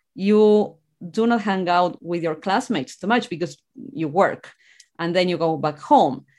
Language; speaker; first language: English; non-native, fluent; Spanish